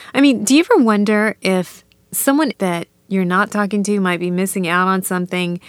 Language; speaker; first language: English; native; English